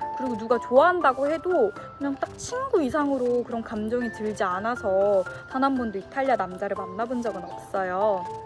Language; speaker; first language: Korean; early bilingual, heritage; Korean